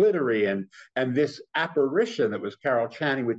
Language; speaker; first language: English; native; English